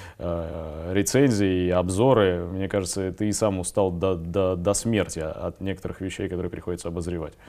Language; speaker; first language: Russian; native; Russian